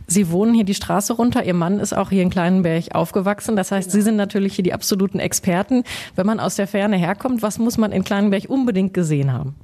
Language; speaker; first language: German; native; German